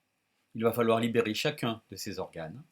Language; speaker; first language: French; native; French